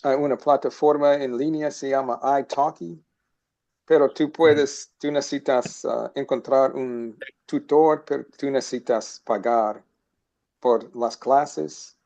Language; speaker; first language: Spanish; non-native, learner; English